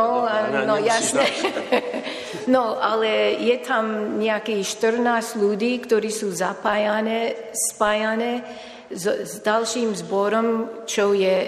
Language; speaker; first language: Slovak; non-native, fluent; English